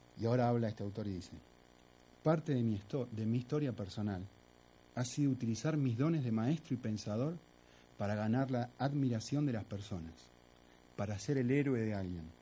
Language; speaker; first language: Spanish; native; Spanish